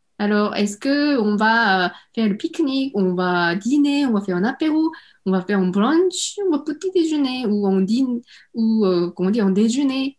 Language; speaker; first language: French; non-native, fluent; Korean